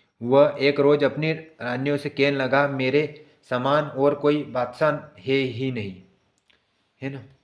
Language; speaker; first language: Hindi; native; Hindi